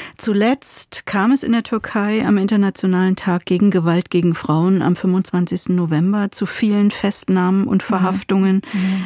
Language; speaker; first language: German; native; German